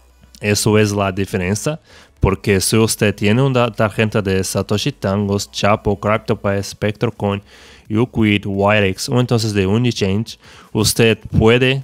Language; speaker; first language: Spanish; non-native, fluent; Portuguese